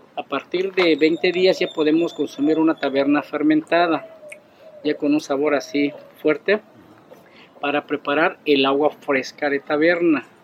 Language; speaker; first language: Spanish; native; Spanish